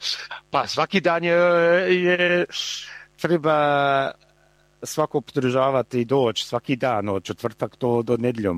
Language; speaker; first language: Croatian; early bilingual, heritage; Croatian